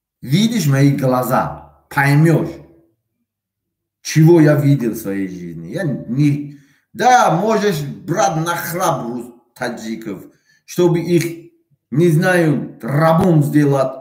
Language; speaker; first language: Russian; non-native, fluent; Tajik